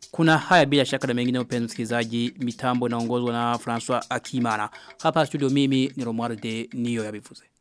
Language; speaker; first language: Swahili; non-native, local second language; Rundi